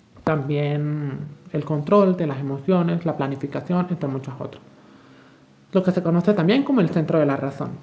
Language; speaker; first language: Spanish; native; Spanish